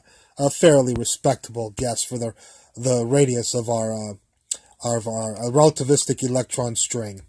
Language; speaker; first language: English; native; English